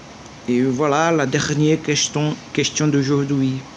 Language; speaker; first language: French; non-native, learner; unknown